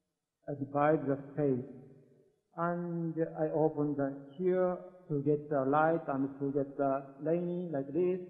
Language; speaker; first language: English; non-native, learner; Japanese